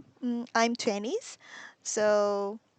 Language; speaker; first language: English; non-native, learner; Korean